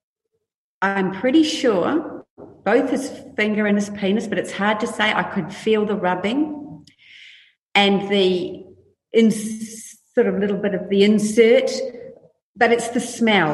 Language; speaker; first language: English; native; English